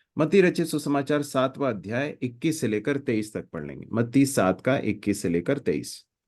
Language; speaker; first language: Hindi; native; Hindi